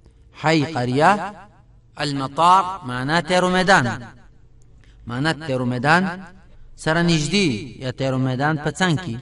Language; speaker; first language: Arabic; non-native, fluent; Pashto